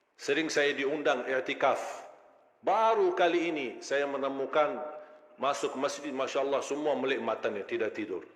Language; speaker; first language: Malay; non-native, fluent; Arabic